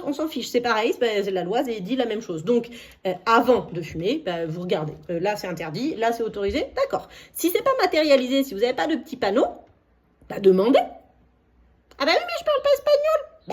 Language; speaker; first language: French; native; French